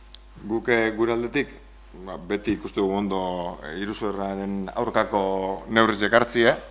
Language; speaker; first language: Basque; native; Basque